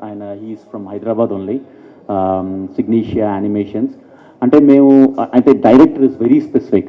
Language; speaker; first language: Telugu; early bilingual, heritage; English